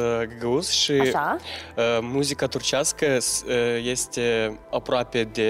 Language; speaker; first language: Romanian; non-native, local second language; Gagauz